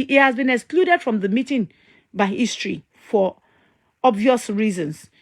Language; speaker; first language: English; non-native, local second language; Yoruba